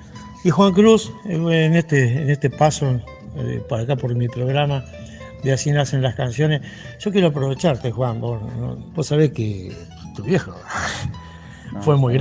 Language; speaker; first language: Spanish; native; Spanish